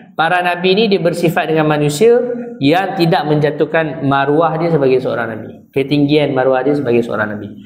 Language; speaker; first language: Malay; native; Malay